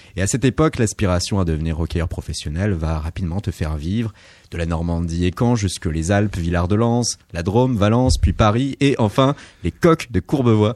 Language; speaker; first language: French; native; French